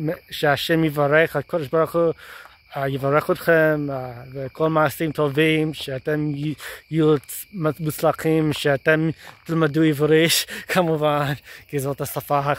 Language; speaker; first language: Hebrew; non-native, fluent; English